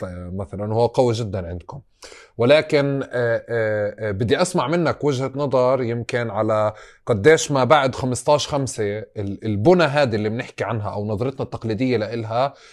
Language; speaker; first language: Arabic; native; Arabic